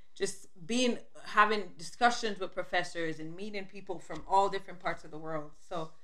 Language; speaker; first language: English; non-native, local second language; Krio